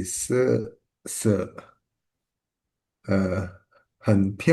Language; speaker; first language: Chinese; non-native, learner; Indonesian